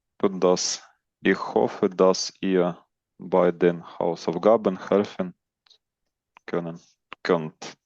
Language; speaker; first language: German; non-native, learner; Ukrainian